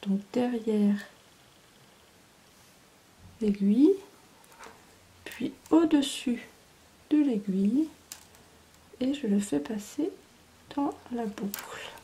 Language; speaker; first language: French; native; French